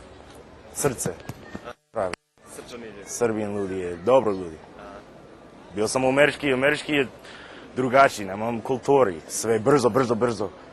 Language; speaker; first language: Serbian; non-native, learner; English